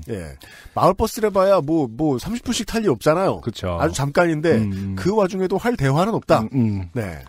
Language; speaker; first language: Korean; native; Korean